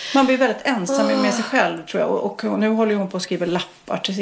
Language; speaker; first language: Swedish; native; Swedish